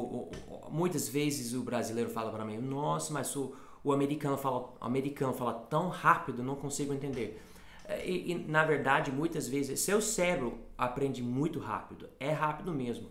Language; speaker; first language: Portuguese; non-native, fluent; English